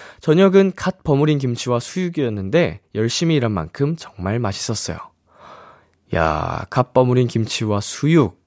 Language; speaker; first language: Korean; native; Korean